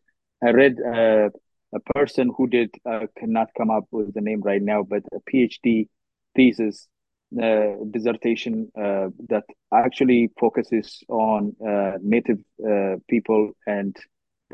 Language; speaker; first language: English; non-native, fluent; Oromo